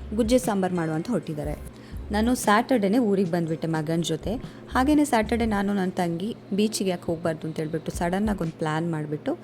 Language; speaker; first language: Kannada; non-native, local second language; Tulu